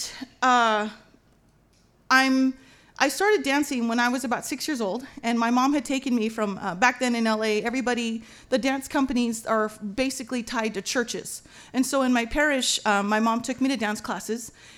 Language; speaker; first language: English; native; English